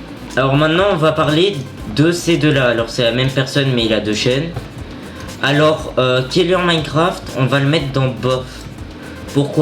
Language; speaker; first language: French; native; French